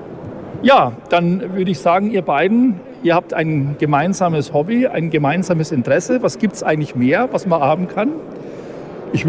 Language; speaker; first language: German; native; German